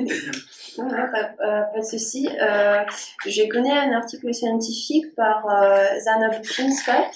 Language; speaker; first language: French; non-native, fluent; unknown